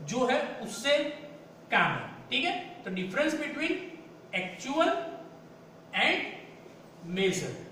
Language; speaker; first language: Hindi; non-native, local second language; Gujarati